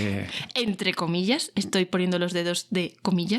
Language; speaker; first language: Spanish; native; Spanish